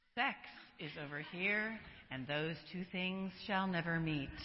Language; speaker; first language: English; native; English